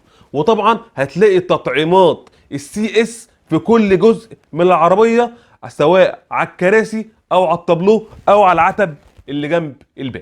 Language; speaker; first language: Arabic; native; Arabic